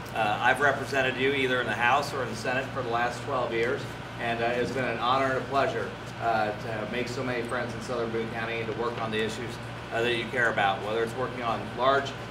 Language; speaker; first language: English; native; English